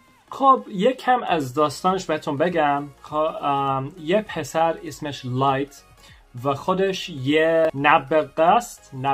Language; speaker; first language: Persian; early bilingual, other home language; English